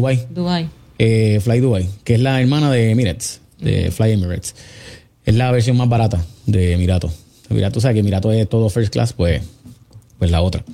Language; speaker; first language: Spanish; native; Spanish